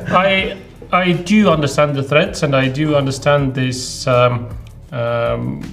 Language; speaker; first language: English; non-native, fluent; Estonian